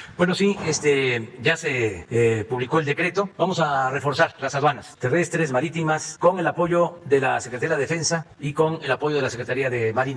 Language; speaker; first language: Spanish; native; Spanish